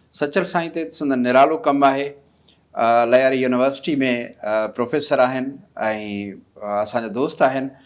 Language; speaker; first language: Sindhi; native; Sindhi